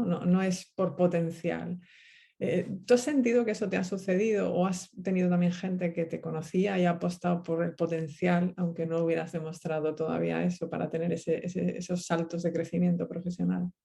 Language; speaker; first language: Spanish; native; Spanish